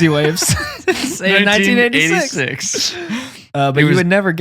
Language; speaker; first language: English; native; English